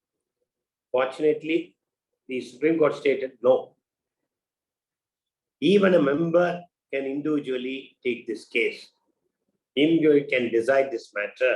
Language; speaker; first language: English; non-native, local second language; Tamil